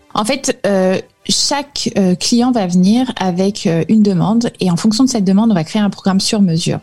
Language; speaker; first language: French; native; French